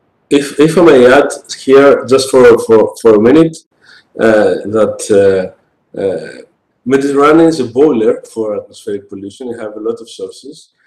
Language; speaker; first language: English; non-native, fluent; Greek